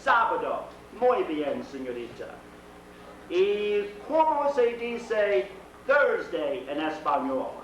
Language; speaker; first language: Spanish; non-native, fluent; English